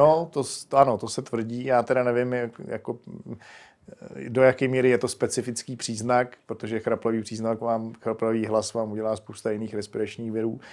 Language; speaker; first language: Czech; native; Czech